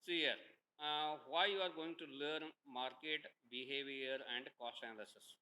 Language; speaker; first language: English; non-native, local second language; Kannada